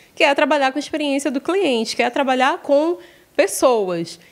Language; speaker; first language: Portuguese; native; Portuguese